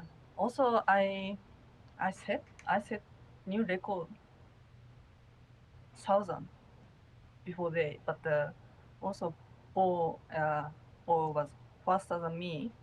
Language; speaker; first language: English; non-native, learner; Japanese